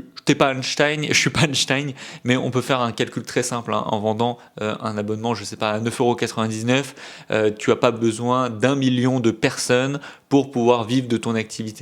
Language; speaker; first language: French; native; French